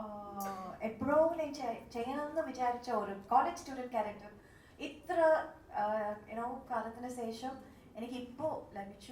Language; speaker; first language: Malayalam; non-native, local second language; Tamil